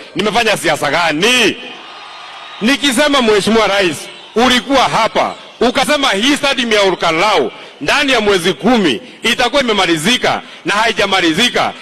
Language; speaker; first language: Swahili; non-native, local second language; Kikuyu